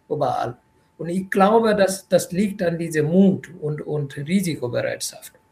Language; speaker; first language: German; non-native, fluent; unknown